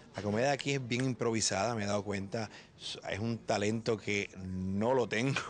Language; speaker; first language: Spanish; native; Spanish